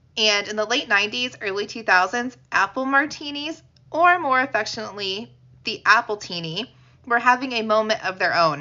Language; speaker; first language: English; native; English